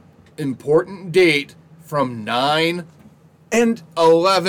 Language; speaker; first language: English; native; English